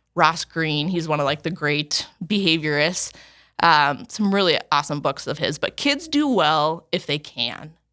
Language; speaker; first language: English; native; English